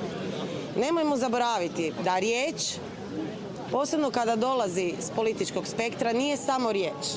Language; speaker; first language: Croatian; native; Croatian